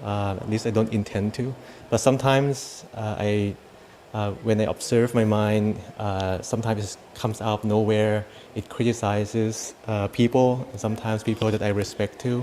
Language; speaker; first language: English; non-native, fluent; Thai